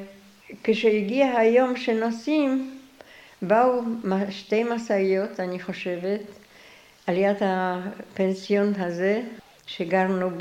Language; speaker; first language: Hebrew; non-native, fluent; Polish